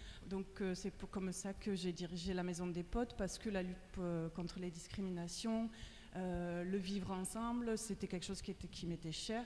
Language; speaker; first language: French; native; French